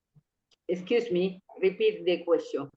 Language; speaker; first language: English; non-native, local second language; Spanish